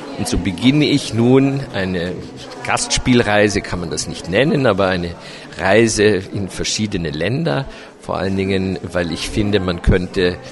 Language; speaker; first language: German; native; German